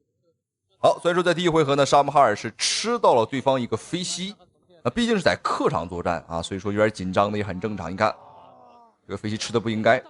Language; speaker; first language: Chinese; native; Chinese